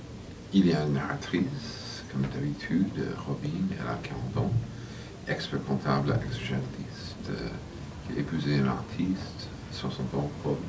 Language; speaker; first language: French; non-native, fluent; English